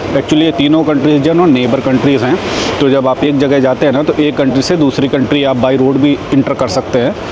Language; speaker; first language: Hindi; native; Hindi